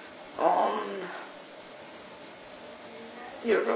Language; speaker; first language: French; non-native, learner; English